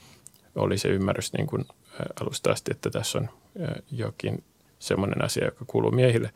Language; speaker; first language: Finnish; native; Finnish